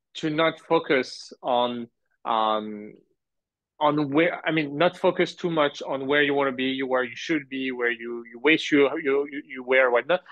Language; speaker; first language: English; early bilingual, heritage; Arabic